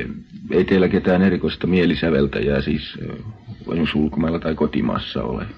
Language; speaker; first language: Finnish; native; Finnish